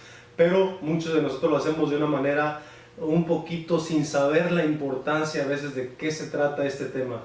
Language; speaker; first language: Spanish; native; Spanish